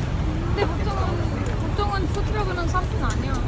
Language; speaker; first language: Korean; non-native, fluent; Romanian